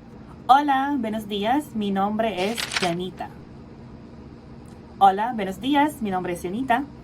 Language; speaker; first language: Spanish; non-native, fluent; Filipino